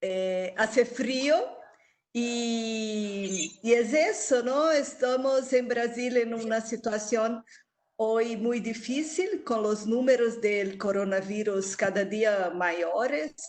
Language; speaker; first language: Spanish; non-native, local second language; Portuguese